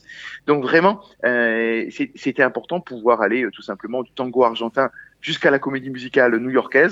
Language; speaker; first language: French; native; French